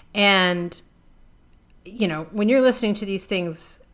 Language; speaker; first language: English; native; English